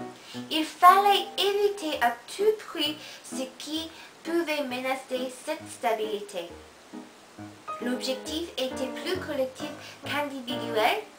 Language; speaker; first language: French; non-native, learner; Korean